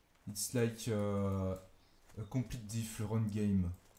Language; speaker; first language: English; non-native, fluent; French